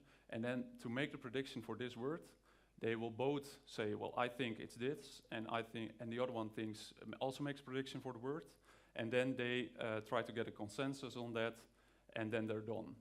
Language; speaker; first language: English; non-native, fluent; Dutch